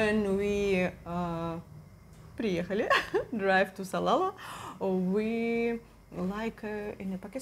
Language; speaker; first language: English; non-native, learner; Russian